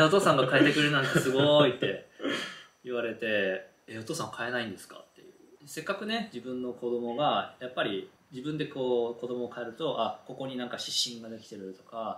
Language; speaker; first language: Japanese; native; Japanese